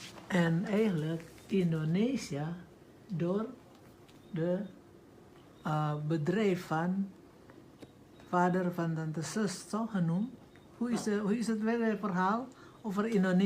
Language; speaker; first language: Dutch; non-native, learner; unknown